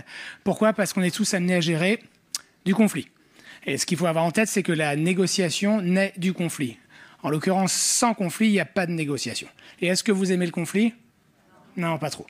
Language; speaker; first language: French; native; French